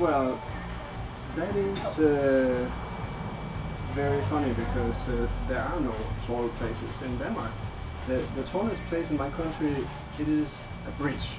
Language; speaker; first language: English; non-native, fluent; Danish